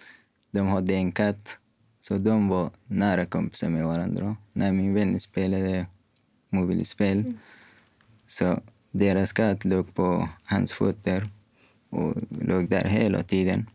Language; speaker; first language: Swedish; non-native, fluent; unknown